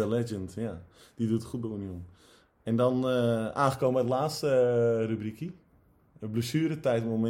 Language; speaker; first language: Dutch; native; Dutch